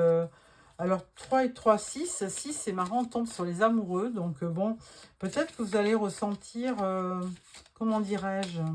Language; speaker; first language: French; native; French